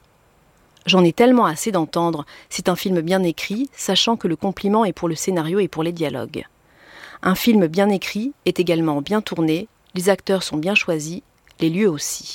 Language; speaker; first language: French; native; French